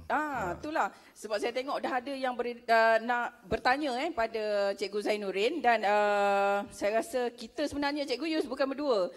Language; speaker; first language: Malay; native; Malay